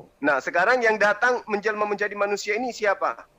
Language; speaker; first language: Indonesian; native; Indonesian